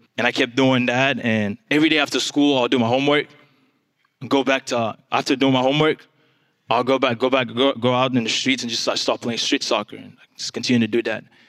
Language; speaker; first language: English; non-native, fluent; French